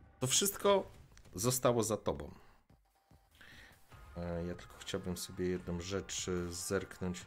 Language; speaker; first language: Polish; native; Polish